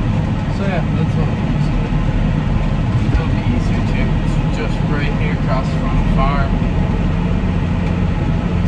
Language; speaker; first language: English; native; English